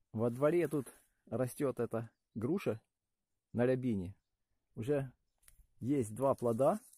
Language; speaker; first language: Russian; non-native, local second language; Ukrainian